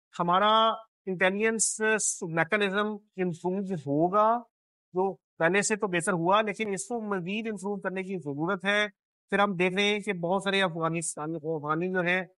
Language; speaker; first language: Urdu; non-native, local second language; Punjabi